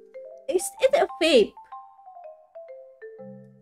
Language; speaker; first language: English; non-native, learner; Indonesian